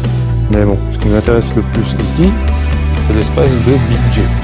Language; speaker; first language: French; native; French